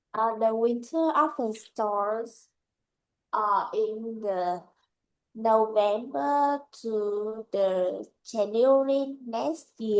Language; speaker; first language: English; non-native, learner; Vietnamese